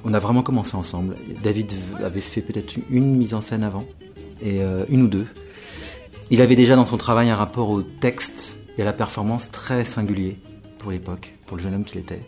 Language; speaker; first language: French; native; French